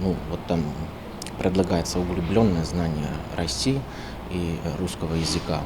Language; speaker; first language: Russian; non-native, fluent; Finnish